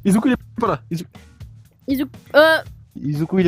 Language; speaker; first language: French; native; French